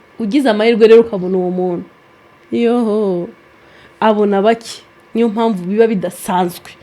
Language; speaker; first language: Kinyarwanda; native; Kinyarwanda